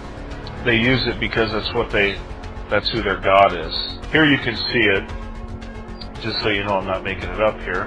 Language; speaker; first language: English; native; English